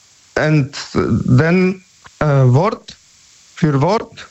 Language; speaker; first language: German; non-native, learner; Polish